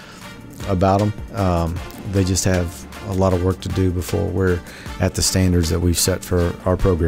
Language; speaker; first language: English; native; English